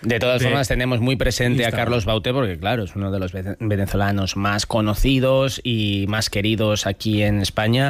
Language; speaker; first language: Spanish; native; Spanish